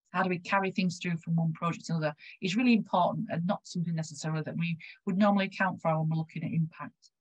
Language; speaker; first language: English; native; English